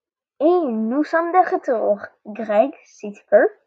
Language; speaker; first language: French; non-native, learner; English